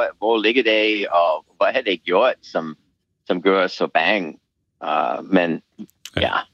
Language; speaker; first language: Danish; non-native, fluent; English